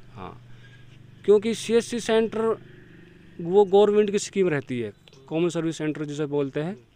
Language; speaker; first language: Hindi; native; Hindi